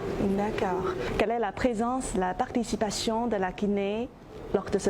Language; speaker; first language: French; non-native, fluent; Chinese